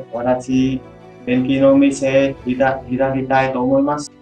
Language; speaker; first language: Japanese; non-native, learner; Vietnamese